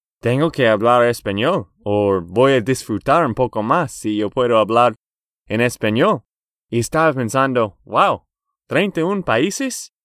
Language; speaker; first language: Spanish; non-native, fluent; English